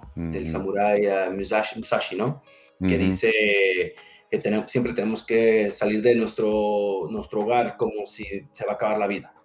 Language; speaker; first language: Spanish; early bilingual, heritage; Spanish